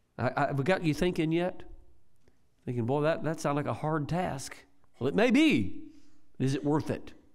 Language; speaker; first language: English; native; English